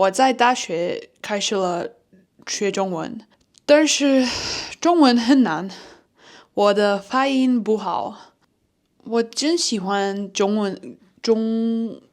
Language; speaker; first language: Chinese; non-native, learner; Turkish